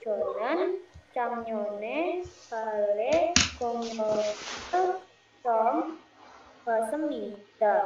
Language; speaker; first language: Korean; non-native, learner; Indonesian